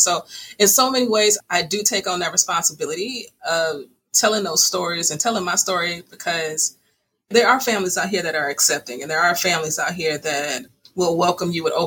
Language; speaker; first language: English; native; English